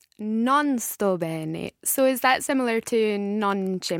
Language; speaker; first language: Italian; non-native, learner; English